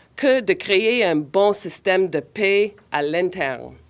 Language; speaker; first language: French; non-native, local second language; English